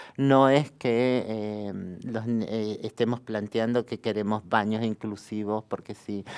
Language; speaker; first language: Spanish; native; Spanish